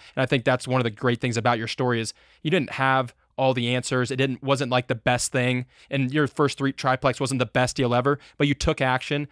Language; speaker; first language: English; native; English